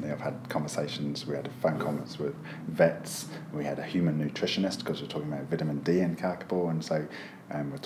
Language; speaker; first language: English; native; English